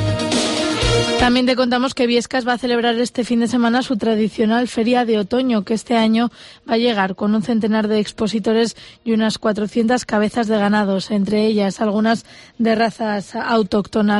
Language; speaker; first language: Spanish; native; Spanish